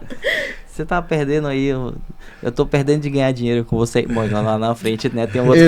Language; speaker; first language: Portuguese; native; Portuguese